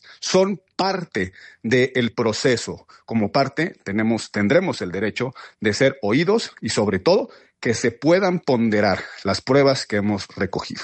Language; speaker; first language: Spanish; native; Spanish